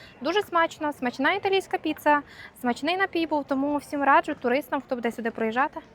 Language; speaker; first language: Ukrainian; native; Ukrainian